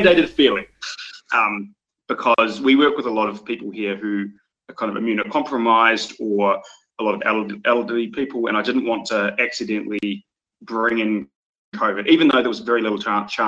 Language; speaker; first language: English; native; English